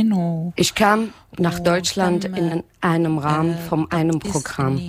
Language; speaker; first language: German; non-native, learner; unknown